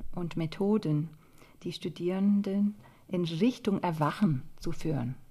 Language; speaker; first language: German; non-native, fluent; English